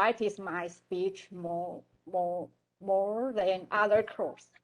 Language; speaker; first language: English; non-native, learner; Chinese